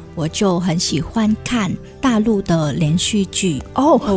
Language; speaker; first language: Chinese; non-native, fluent; Vietnamese